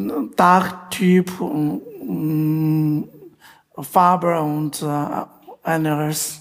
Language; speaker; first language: German; non-native, learner; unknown